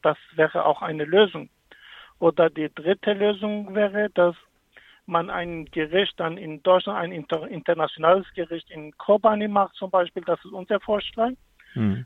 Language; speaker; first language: German; non-native, fluent; Kurdish